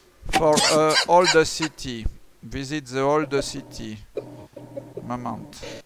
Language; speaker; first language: English; non-native, learner; French